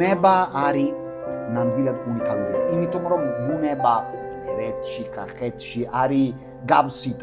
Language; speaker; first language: Georgian; non-native, learner; Italian